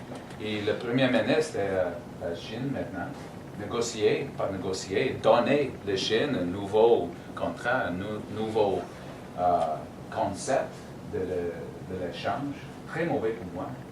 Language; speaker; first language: French; non-native, learner; English